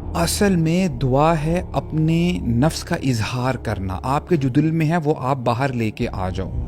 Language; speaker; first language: Urdu; native; Urdu